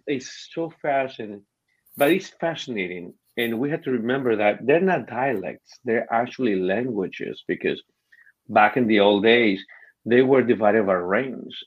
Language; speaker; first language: English; non-native, fluent; Spanish